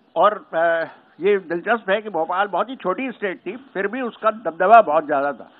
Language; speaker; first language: Hindi; native; Hindi